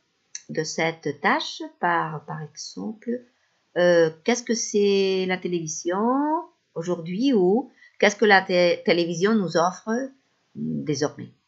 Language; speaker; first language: French; non-native, fluent; Spanish